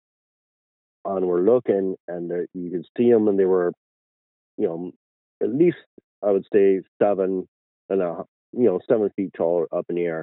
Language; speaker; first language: English; native; English